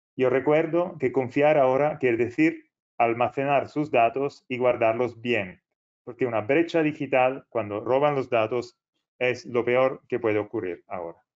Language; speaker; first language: Spanish; non-native, fluent; Italian